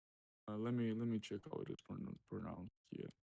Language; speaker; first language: English; non-native, learner; Russian